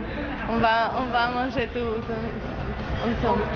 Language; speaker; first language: French; non-native, learner; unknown